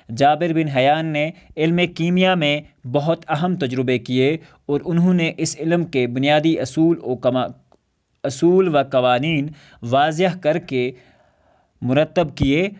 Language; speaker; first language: Urdu; non-native, local second language; Kashmiri